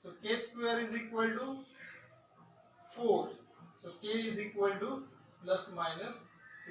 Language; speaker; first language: English; non-native, local second language; Marathi